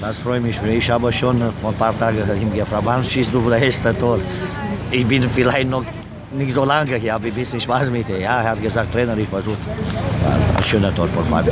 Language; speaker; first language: German; non-native, fluent; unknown